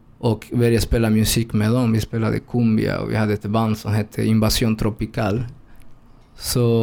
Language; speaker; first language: Swedish; non-native, fluent; Spanish